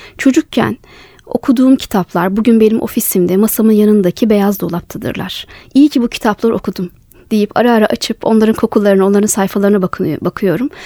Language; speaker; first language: Turkish; native; Turkish